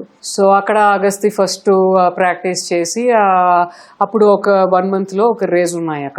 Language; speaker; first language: Telugu; non-native, local second language; Tamil